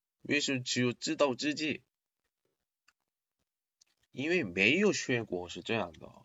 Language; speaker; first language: Chinese; non-native, learner; Korean